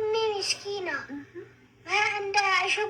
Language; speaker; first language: Arabic; non-native, learner; Amharic